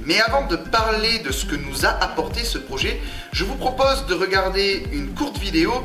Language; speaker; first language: French; native; French